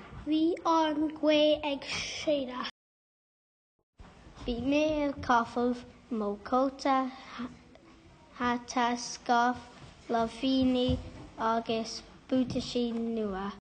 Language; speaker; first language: Irish; non-native, learner; English